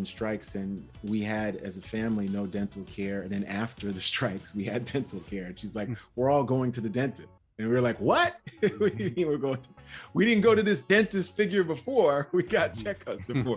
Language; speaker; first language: English; native; English